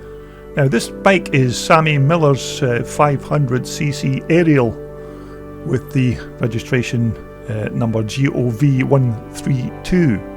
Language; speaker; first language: English; native; English